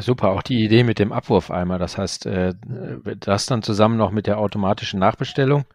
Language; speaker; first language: German; native; German